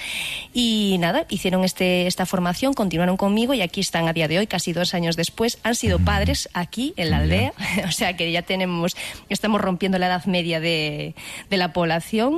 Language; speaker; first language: Spanish; native; Spanish